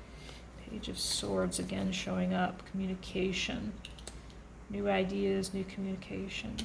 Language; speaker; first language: English; native; English